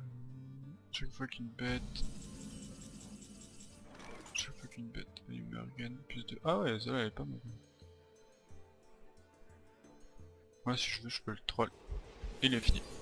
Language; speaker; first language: French; native; French